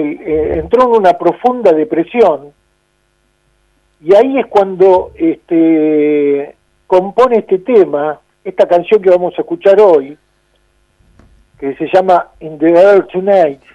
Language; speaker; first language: Spanish; native; Spanish